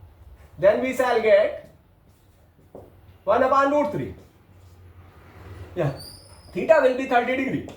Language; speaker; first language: English; non-native, local second language; Hindi